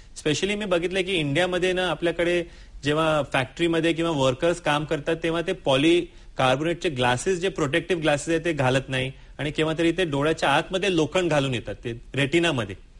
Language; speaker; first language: Marathi; non-native, local second language; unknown